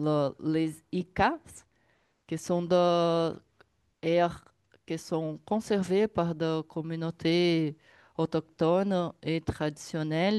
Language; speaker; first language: French; non-native, learner; Portuguese